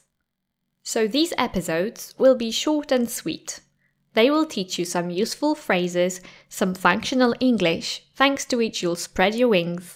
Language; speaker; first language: English; non-native, fluent; Polish